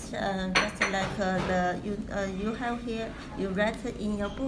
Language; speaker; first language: English; non-native, learner; Chinese